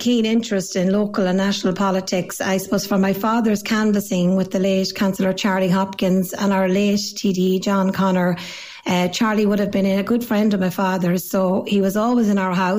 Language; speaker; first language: English; native; English